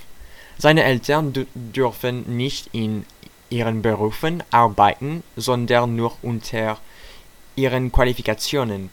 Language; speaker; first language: German; non-native, learner; French